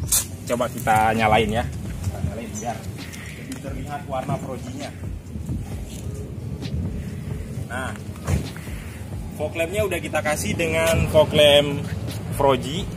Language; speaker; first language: Indonesian; native; Indonesian